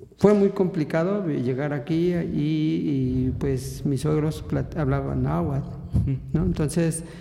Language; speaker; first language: Spanish; non-native, local second language; Nahuatl languages